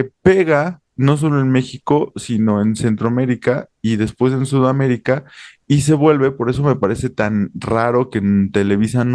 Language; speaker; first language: Spanish; native; Spanish